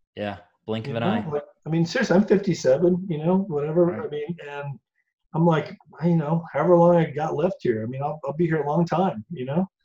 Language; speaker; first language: English; native; English